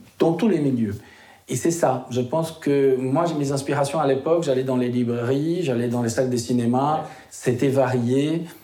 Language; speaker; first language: French; non-native, fluent; Portuguese